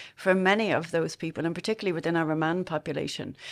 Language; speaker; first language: English; native; English